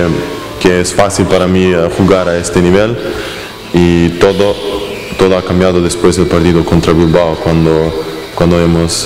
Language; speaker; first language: Spanish; non-native, fluent; Serbian